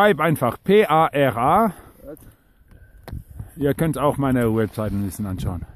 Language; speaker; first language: German; non-native, fluent; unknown